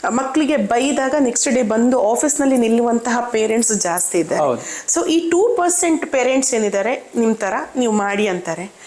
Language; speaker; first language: Kannada; native; Kannada